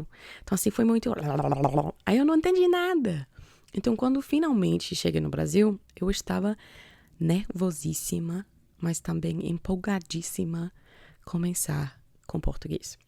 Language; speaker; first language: Portuguese; non-native, fluent; English